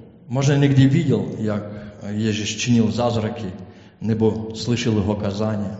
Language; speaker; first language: Czech; non-native, learner; Ukrainian